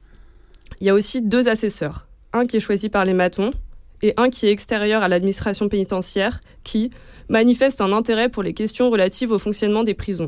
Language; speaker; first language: French; native; French